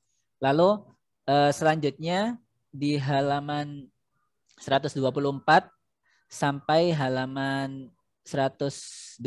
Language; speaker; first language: Indonesian; native; Indonesian